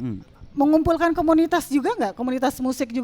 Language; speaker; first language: Indonesian; native; Indonesian